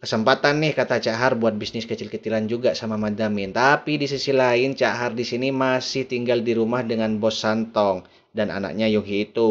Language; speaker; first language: Indonesian; native; Indonesian